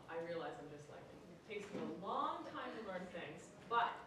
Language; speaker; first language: English; native; English